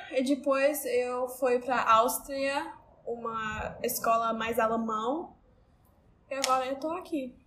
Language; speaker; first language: Portuguese; non-native, learner; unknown